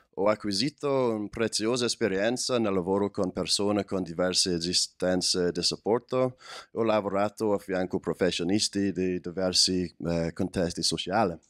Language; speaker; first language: Italian; non-native, learner; English